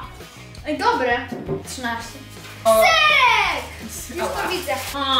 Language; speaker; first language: Polish; native; Polish